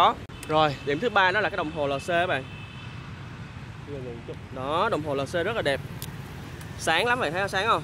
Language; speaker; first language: Vietnamese; native; Vietnamese